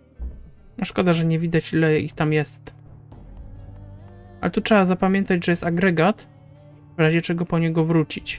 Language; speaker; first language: Polish; native; Polish